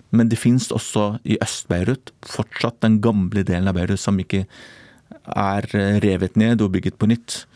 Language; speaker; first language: Norwegian; non-native, fluent; Arabic